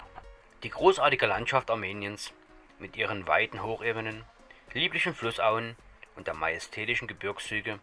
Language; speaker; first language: German; native; German